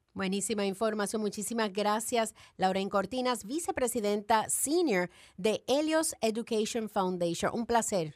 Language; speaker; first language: Spanish; native; Spanish